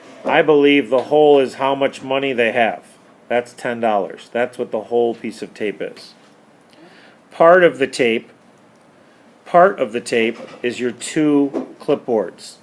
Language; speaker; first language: English; native; English